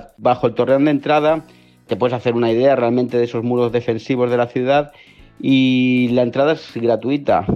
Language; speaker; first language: Spanish; native; Spanish